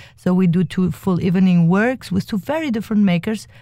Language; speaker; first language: English; early bilingual, other home language; German